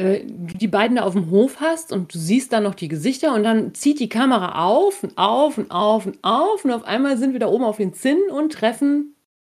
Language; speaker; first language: German; native; German